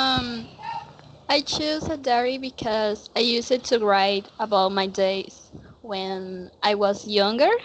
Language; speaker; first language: English; non-native, learner; Spanish